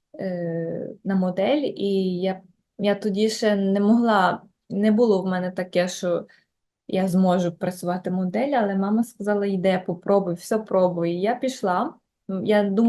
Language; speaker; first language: Ukrainian; early bilingual, heritage; Ukrainian